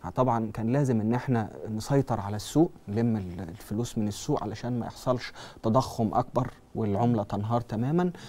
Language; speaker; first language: Arabic; native; Arabic